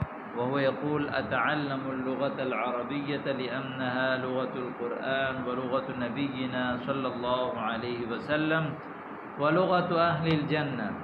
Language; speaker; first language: Arabic; non-native, fluent; Urdu